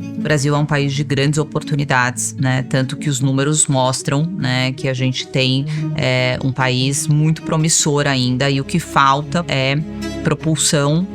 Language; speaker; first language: Portuguese; native; Portuguese